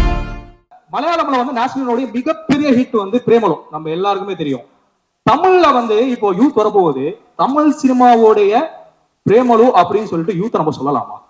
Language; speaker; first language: Tamil; native; Tamil